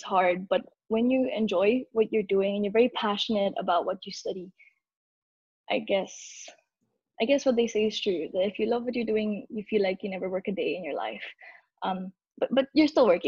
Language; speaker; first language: English; non-native, local second language; Filipino